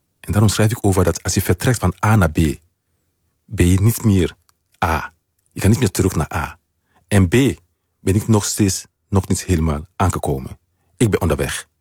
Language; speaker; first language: Dutch; non-native, fluent; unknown